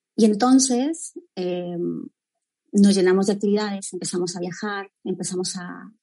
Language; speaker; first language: Spanish; native; Spanish